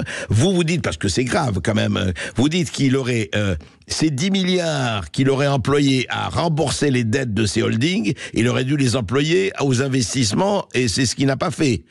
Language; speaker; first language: French; native; French